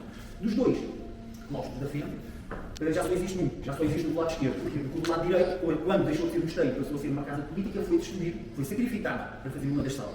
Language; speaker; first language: Portuguese; native; Portuguese